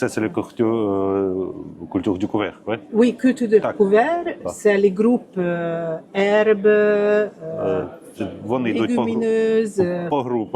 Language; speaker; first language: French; non-native, fluent; Ukrainian